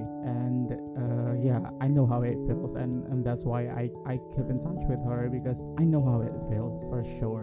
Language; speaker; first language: English; non-native, fluent; Indonesian